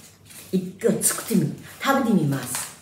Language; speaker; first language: Japanese; non-native, fluent; Chinese